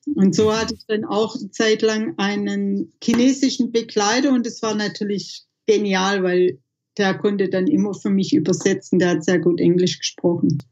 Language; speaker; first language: German; native; German